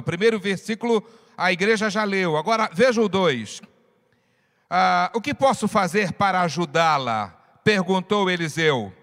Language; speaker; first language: Portuguese; native; Portuguese